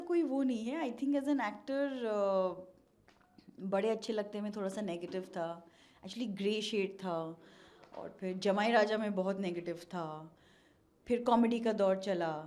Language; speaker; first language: Hindi; native; Hindi